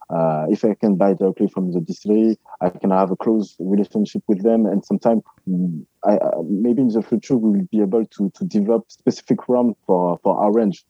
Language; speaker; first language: English; non-native, fluent; French